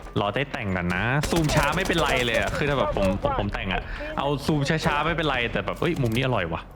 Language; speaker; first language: Thai; native; Thai